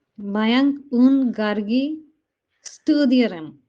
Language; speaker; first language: German; non-native, learner; Hindi